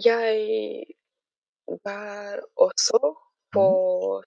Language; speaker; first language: Norwegian; non-native, learner; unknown